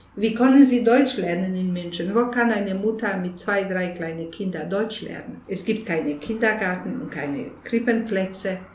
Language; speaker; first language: German; non-native, fluent; Bosnian